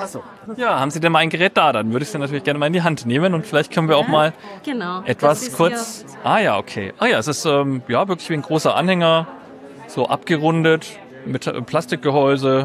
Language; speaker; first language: German; native; German